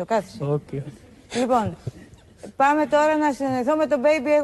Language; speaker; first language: Greek; native; Greek